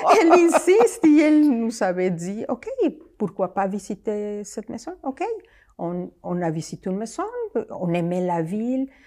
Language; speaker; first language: French; non-native, fluent; Spanish